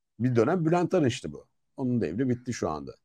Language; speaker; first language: Turkish; native; Turkish